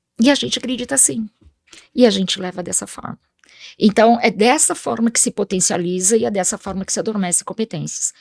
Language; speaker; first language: Portuguese; early bilingual, other home language; Spanish